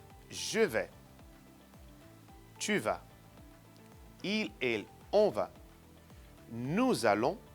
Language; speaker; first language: French; non-native, fluent; Spanish